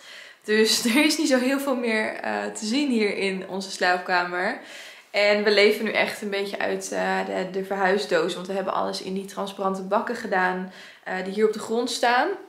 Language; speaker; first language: Dutch; native; Dutch